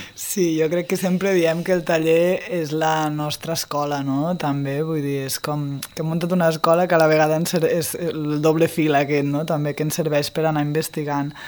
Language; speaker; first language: Catalan; native; Catalan